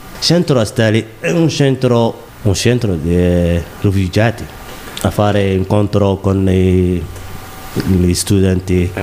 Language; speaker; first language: Italian; non-native, learner; Somali